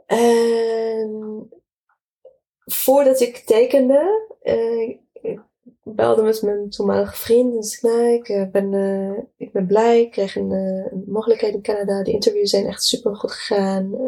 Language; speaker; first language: Dutch; non-native, fluent; Arabic